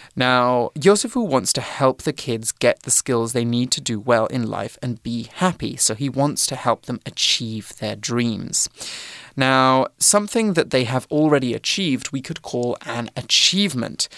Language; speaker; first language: English; native; English